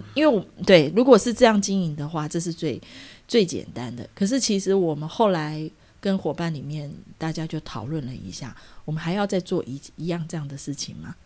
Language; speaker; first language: Chinese; native; Chinese